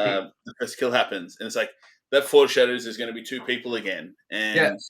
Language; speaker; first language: English; native; English